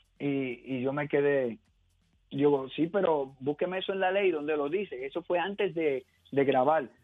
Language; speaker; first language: Spanish; native; Spanish